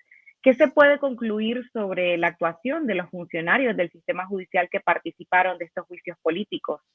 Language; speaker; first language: Spanish; native; Spanish